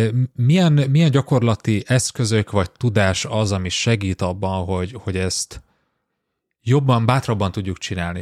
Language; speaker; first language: Hungarian; native; Hungarian